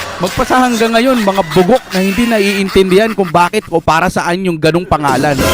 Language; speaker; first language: Filipino; non-native, local second language; Iloko